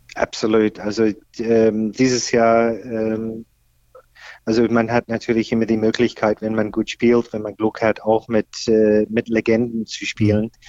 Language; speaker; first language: German; non-native, fluent; English